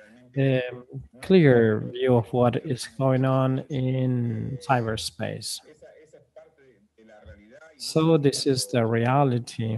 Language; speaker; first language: English; non-native, fluent; Spanish